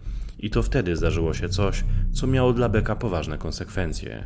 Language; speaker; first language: Polish; native; Polish